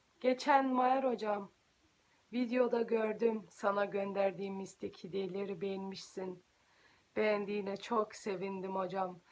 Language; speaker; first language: Turkish; early bilingual, heritage; Turkish